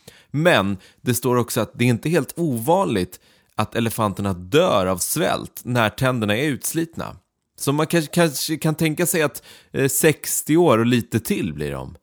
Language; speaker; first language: Swedish; native; Swedish